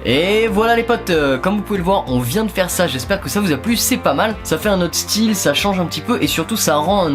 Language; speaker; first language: French; native; French